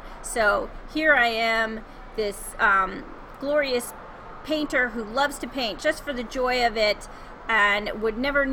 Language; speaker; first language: English; native; English